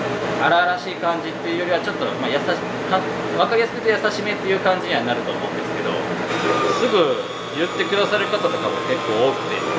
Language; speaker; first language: Japanese; native; Japanese